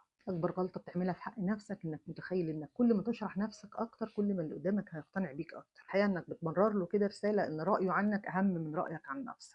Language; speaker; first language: Arabic; native; Arabic